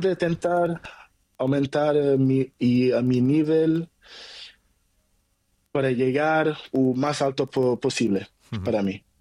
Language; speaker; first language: Spanish; non-native, learner; Portuguese